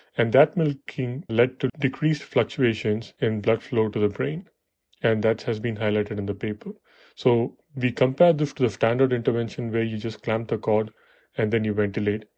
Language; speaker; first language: English; non-native, local second language; Tamil